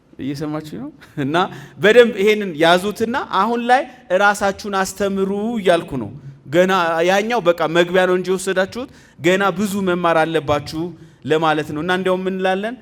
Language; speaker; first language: Amharic; native; Amharic